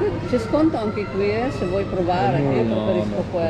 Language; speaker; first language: Italian; non-native, fluent; Filipino